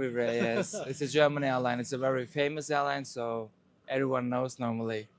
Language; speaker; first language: English; non-native, learner; Turkish